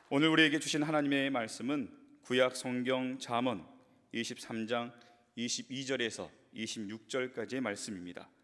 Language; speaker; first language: Korean; native; Korean